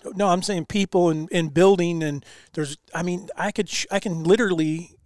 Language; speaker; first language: English; native; English